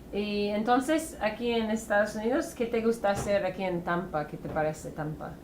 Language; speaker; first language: Spanish; non-native, fluent; English